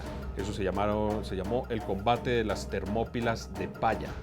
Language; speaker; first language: Spanish; native; Spanish